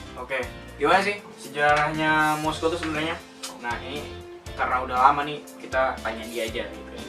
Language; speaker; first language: Indonesian; native; Indonesian